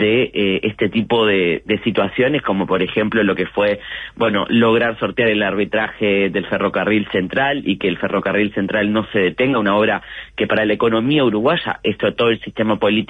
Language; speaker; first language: Spanish; native; Spanish